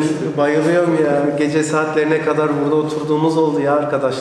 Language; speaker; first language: Turkish; early bilingual, heritage; Turkish